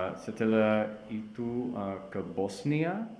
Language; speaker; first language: Indonesian; non-native, learner; English